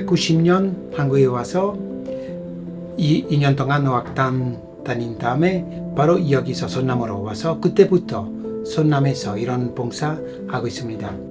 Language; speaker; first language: Korean; non-native, fluent; Italian